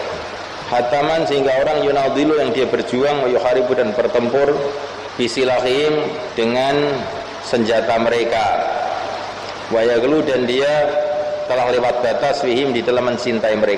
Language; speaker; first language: Indonesian; native; Indonesian